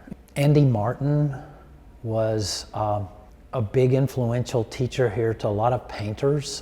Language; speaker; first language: English; native; English